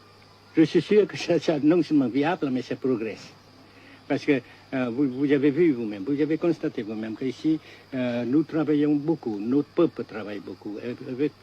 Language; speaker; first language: French; non-native, fluent; Vietnamese